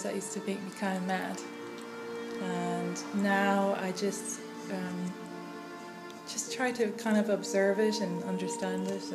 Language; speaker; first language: English; native; English